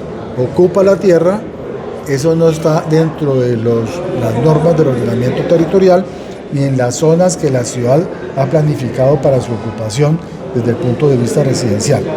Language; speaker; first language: Spanish; native; Spanish